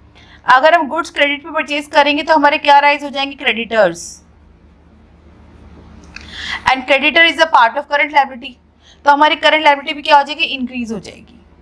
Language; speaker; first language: Hindi; native; Hindi